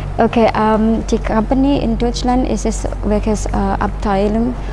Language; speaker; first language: German; non-native, learner; Indonesian